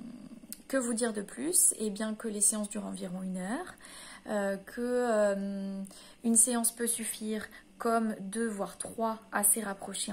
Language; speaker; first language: French; native; French